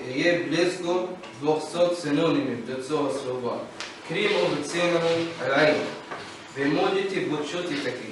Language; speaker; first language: Ukrainian; non-native, learner; Arabic